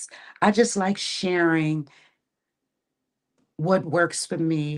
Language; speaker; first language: English; native; English